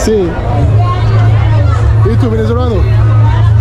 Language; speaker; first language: Spanish; non-native, learner; French